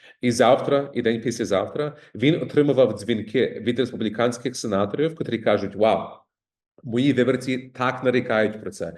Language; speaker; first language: Ukrainian; early bilingual, heritage; Ukrainian